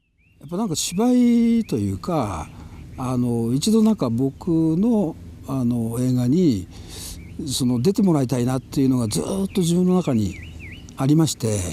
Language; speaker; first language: Japanese; native; Japanese